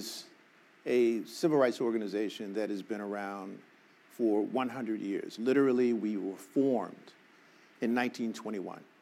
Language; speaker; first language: English; native; English